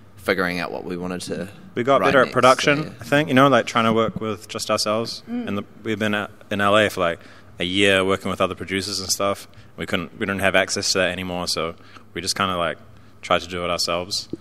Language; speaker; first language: English; native; English